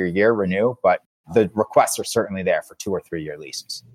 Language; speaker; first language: English; native; English